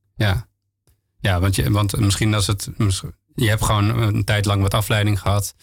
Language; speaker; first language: Dutch; native; Dutch